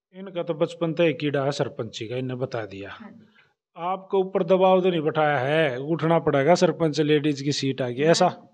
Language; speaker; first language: Hindi; native; Hindi